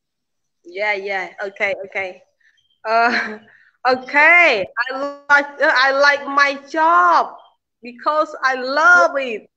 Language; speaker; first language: English; non-native, learner; Khmer